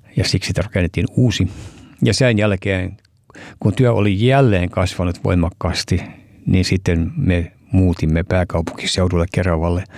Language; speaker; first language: Finnish; early bilingual, heritage; Finnish